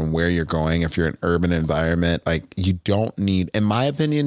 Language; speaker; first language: English; native; English